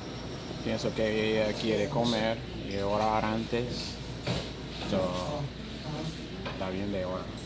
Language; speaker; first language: Spanish; non-native, learner; English